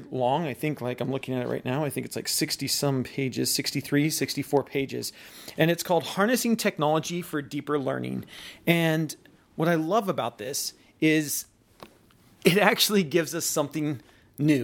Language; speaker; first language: English; native; English